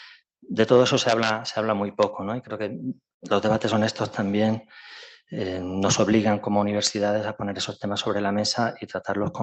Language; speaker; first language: Spanish; native; Spanish